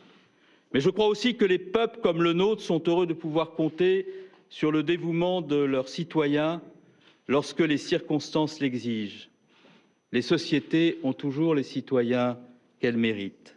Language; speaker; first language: French; native; French